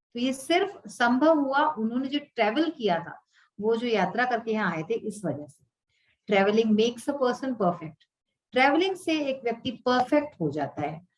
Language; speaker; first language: Hindi; native; Hindi